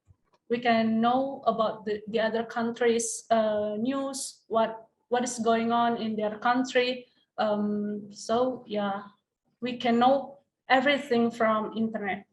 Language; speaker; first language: English; non-native, learner; Indonesian